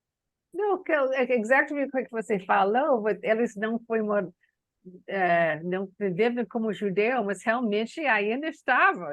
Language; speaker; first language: Portuguese; non-native, learner; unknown